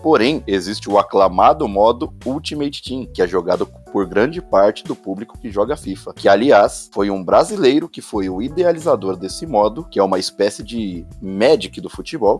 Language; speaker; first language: Portuguese; native; Portuguese